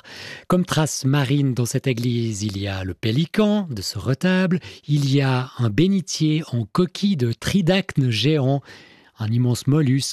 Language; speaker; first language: French; native; French